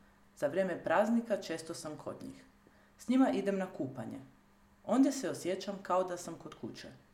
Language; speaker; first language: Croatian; early bilingual, heritage; Croatian